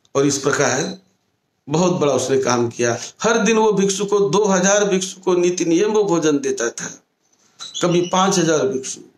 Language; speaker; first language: Hindi; non-native, local second language; Marathi